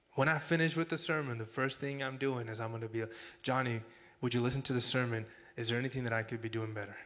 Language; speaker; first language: English; non-native, fluent; Spanish